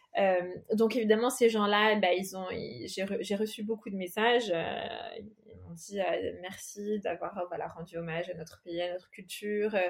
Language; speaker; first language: French; early bilingual, other home language; Portuguese